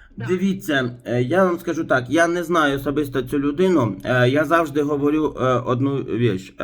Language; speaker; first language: Ukrainian; native; Ukrainian